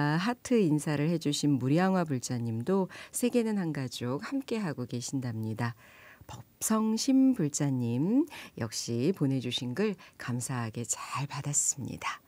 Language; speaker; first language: Korean; native; Korean